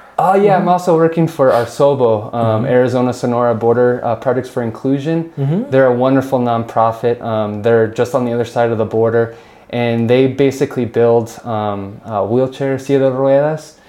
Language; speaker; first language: English; native; English